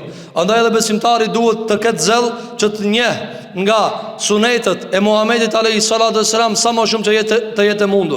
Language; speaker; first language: Albanian; native; Albanian